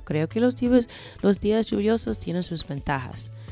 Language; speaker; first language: Spanish; non-native, fluent; English